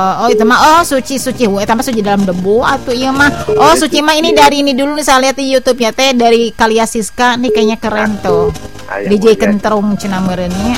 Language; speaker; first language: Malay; non-native, local second language; Sundanese